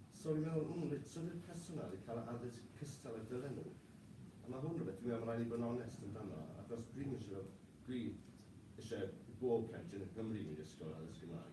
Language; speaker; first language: Welsh; non-native, local second language; English